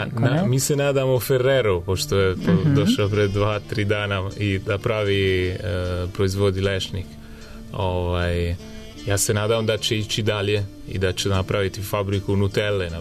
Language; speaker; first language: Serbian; non-native, fluent; Italian